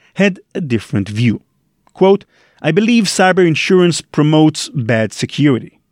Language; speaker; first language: English; non-native, fluent; Hebrew